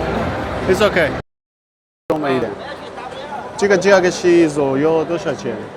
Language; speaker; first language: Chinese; non-native, learner; Persian